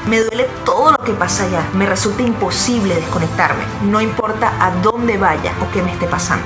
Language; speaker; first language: Spanish; native; Spanish